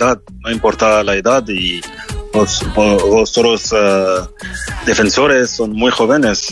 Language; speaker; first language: Spanish; non-native, fluent; French